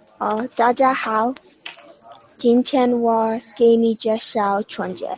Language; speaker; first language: Chinese; non-native, learner; English